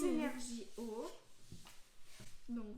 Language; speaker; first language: French; native; French